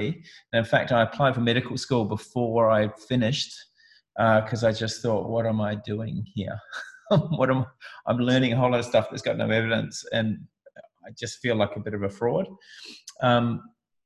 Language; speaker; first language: English; native; English